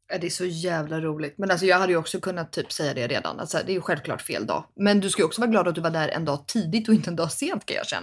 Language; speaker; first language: Swedish; native; Swedish